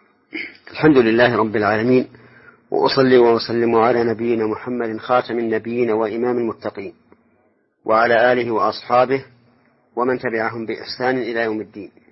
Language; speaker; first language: Arabic; native; Arabic